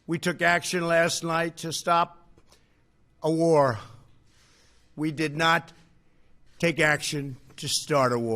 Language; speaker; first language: English; native; English